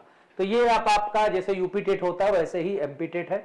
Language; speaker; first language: Hindi; native; Hindi